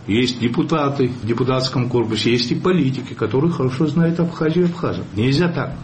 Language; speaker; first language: Russian; non-native, local second language; Abkhazian